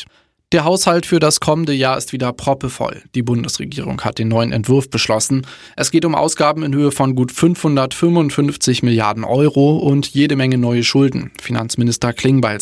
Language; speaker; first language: German; native; German